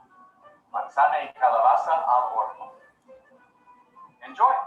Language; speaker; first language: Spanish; non-native, learner; English